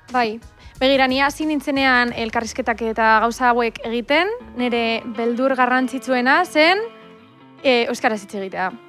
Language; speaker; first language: Basque; non-native, local second language; Spanish